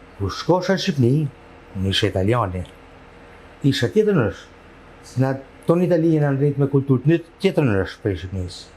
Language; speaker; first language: Albanian; early bilingual, heritage; Albanian